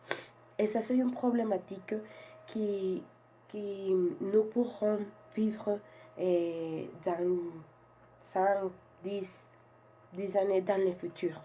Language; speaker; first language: French; non-native, learner; Spanish